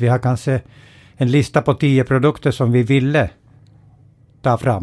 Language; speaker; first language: Swedish; non-native, fluent; Finnish